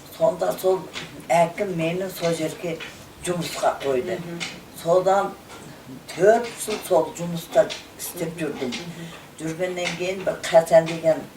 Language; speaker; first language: Kazakh; non-native, local second language; Uyghur